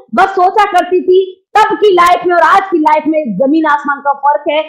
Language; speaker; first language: Hindi; native; Hindi